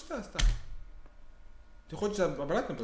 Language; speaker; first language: Russian; non-native, fluent; English